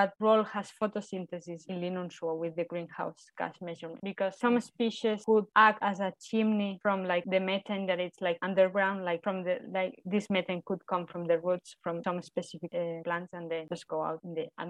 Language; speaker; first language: English; non-native, fluent; Spanish